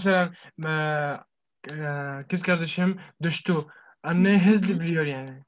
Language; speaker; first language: Turkish; non-native, learner; Arabic